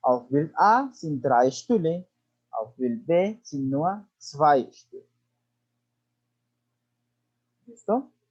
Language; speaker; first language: German; non-native, fluent; Spanish